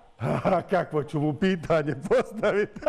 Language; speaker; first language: Bosnian; native; Bosnian